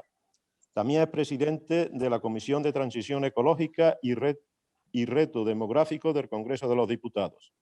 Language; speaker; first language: Spanish; native; Spanish